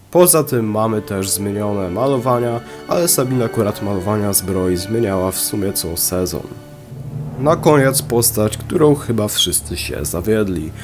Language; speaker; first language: Polish; native; Polish